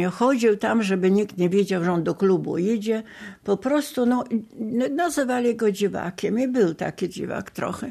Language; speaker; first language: Polish; non-native, local second language; Ukrainian